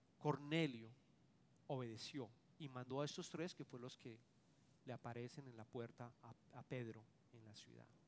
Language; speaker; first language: Spanish; native; Spanish